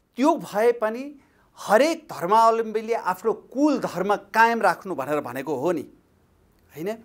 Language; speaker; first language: Nepali; native; Nepali